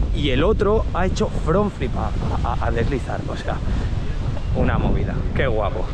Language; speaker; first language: Spanish; native; Spanish